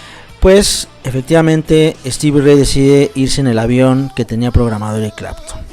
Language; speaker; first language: Spanish; native; Spanish